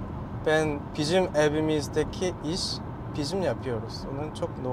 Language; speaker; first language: Turkish; non-native, learner; Korean